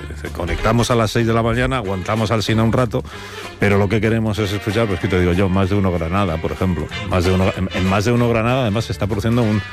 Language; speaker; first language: Spanish; native; Spanish